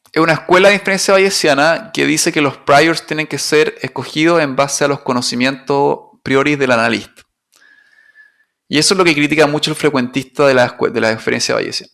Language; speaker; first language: Spanish; native; Spanish